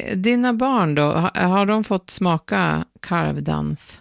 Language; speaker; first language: Swedish; native; Swedish